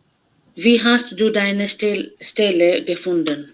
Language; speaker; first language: German; non-native, learner; Bangla